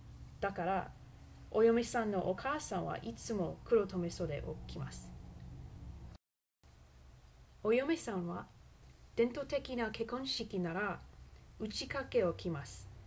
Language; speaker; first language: Japanese; non-native, learner; English